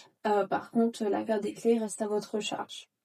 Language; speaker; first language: French; native; French